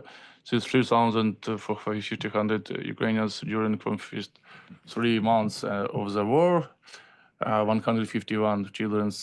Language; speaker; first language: English; non-native, learner; Ukrainian